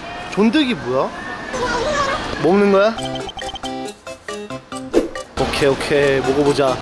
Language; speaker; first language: Korean; non-native, fluent; English